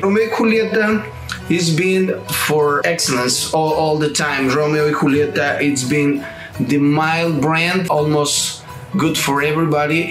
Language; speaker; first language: English; non-native, fluent; Spanish